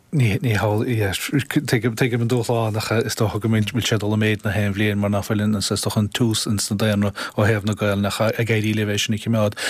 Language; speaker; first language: Irish; native; Irish